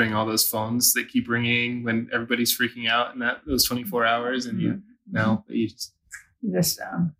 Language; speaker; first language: English; native; English